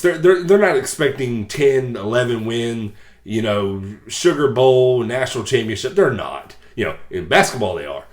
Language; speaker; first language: English; native; English